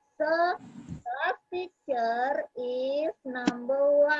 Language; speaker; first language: English; non-native, learner; Indonesian